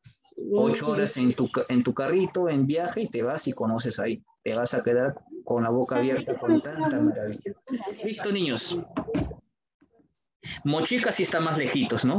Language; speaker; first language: Spanish; native; Spanish